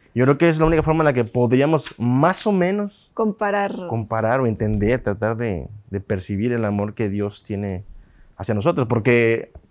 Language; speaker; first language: Spanish; native; Spanish